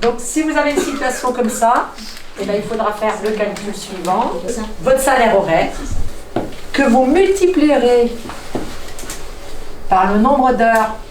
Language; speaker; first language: French; native; French